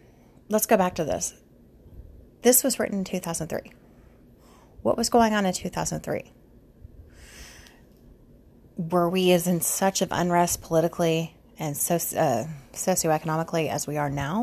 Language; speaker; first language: English; native; English